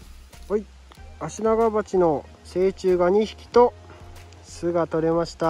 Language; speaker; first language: Japanese; native; Japanese